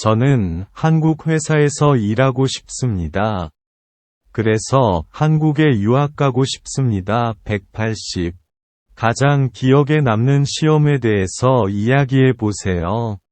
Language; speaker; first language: Korean; non-native, learner; Vietnamese